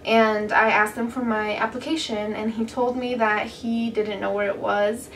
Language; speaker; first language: English; native; English